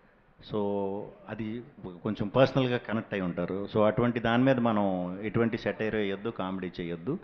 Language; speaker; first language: Telugu; native; Telugu